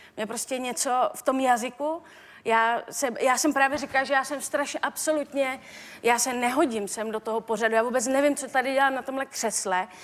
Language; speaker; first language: Czech; native; Czech